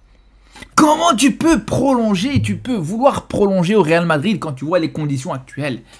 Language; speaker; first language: French; native; French